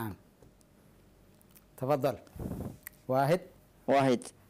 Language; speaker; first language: Arabic; non-native, fluent; Indonesian